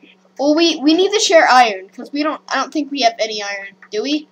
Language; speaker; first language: English; native; English